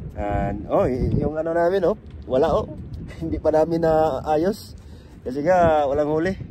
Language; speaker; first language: Filipino; non-native, local second language; Cebuano